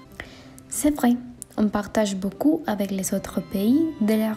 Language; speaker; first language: French; non-native, learner; Spanish